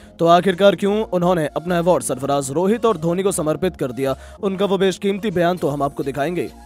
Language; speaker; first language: Hindi; native; Hindi